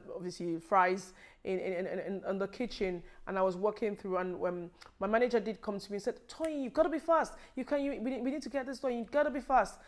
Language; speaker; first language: English; non-native, local second language; Yoruba